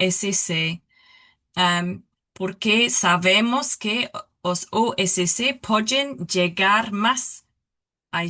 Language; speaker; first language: Portuguese; non-native, learner; English